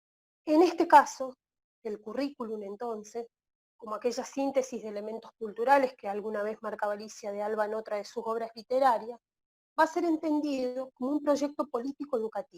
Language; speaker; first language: Spanish; native; Spanish